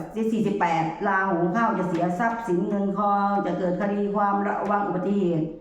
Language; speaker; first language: Thai; non-native, local second language; Northeastern Thai